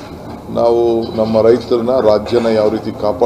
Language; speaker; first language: Kannada; native; Kannada